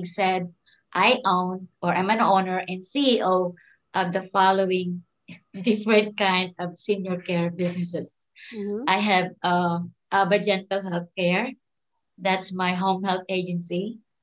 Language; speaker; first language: English; non-native, local second language; Filipino